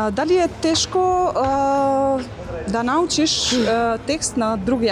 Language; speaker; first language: Macedonian; non-native, local second language; Albanian